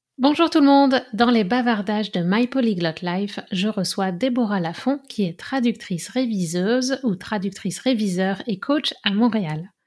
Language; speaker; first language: French; native; French